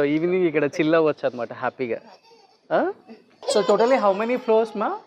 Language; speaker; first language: Telugu; native; Telugu